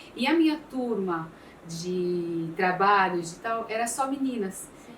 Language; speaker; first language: Portuguese; early bilingual, other home language; Arabic